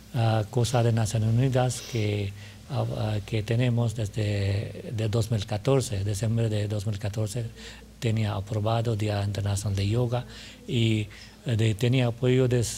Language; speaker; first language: Spanish; non-native, learner; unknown